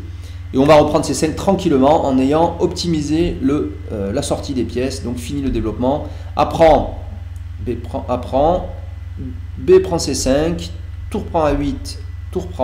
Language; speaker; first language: French; native; French